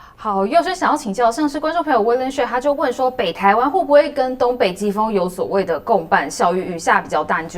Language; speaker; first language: Chinese; native; Chinese